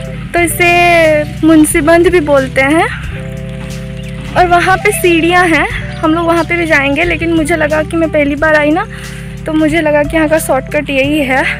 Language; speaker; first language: Hindi; native; Hindi